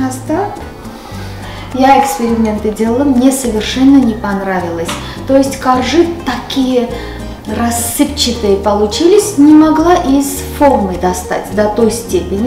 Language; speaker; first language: Russian; non-native, fluent; Armenian